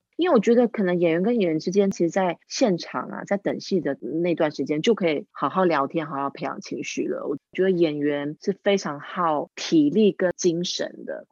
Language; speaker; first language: Chinese; non-native, local second language; English